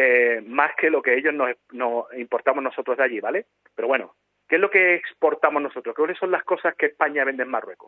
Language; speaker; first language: Spanish; native; Spanish